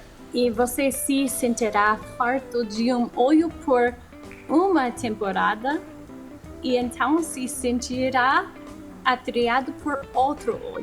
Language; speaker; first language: Portuguese; non-native, fluent; English